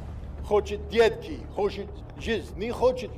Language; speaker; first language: Russian; non-native, learner; English